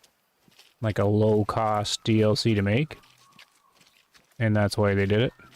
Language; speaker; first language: English; native; English